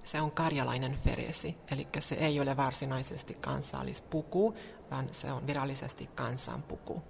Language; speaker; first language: Finnish; non-native, fluent; Hungarian